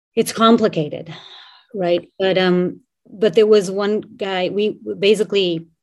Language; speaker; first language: English; non-native, fluent; Portuguese